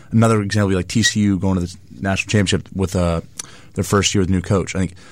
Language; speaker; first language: English; native; English